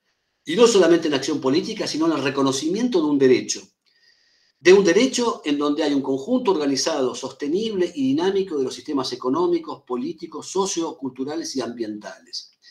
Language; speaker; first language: Spanish; native; Spanish